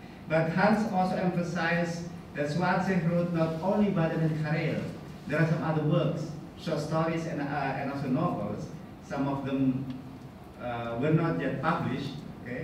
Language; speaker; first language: English; non-native, fluent; Indonesian